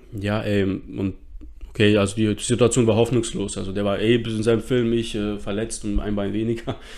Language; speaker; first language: German; early bilingual, other home language; Russian